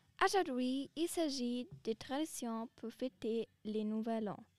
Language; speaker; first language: French; non-native, fluent; German